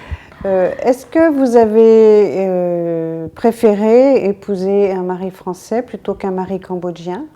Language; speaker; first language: French; native; French